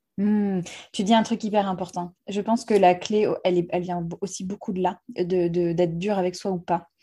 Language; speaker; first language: French; native; French